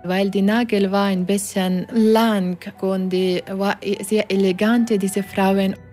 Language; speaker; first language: German; non-native, learner; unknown